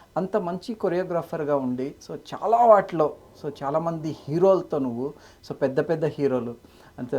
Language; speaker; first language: Telugu; native; Telugu